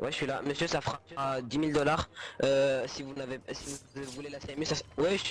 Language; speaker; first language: French; native; French